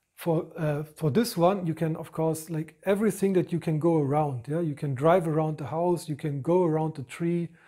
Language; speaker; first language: English; non-native, fluent; German